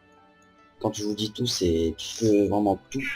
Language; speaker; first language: French; native; French